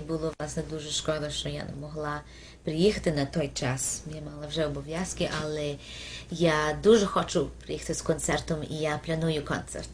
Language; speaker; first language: Ukrainian; early bilingual, heritage; Ukrainian